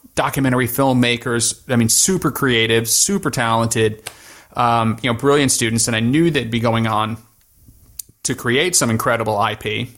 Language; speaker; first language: English; native; English